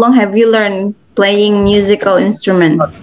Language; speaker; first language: English; non-native, fluent; Indonesian